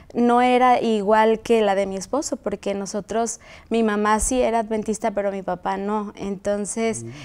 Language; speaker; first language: Spanish; native; Spanish